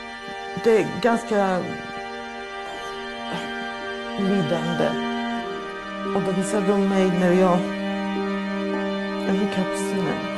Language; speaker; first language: Swedish; non-native, fluent; Polish